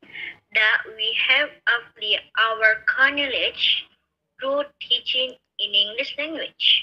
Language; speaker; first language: English; non-native, learner; Indonesian